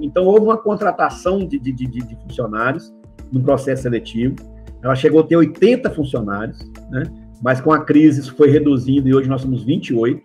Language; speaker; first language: Portuguese; native; Portuguese